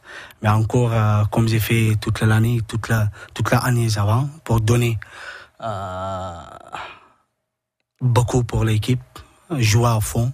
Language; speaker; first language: French; non-native, learner; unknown